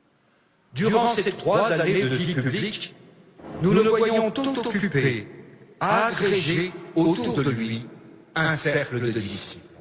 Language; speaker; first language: French; native; French